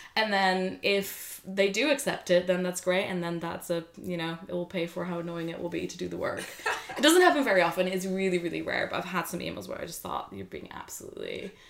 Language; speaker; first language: English; non-native, fluent; Dutch